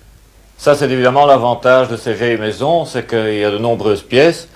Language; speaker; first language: French; native; French